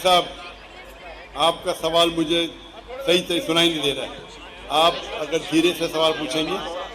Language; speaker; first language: Hindi; non-native, local second language; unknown